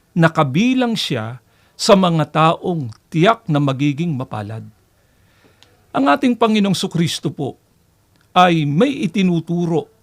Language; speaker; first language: Filipino; native; Filipino